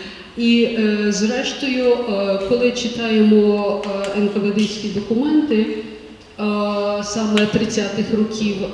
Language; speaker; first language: Ukrainian; native; Ukrainian